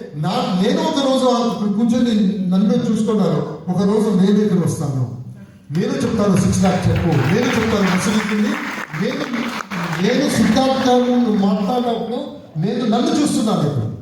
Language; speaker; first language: Telugu; non-native, learner; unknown